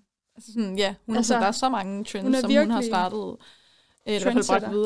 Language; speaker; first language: Danish; native; Danish